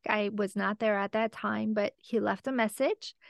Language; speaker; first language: English; native; English